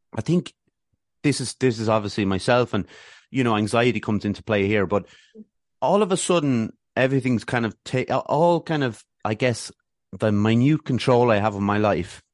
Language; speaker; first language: English; native; English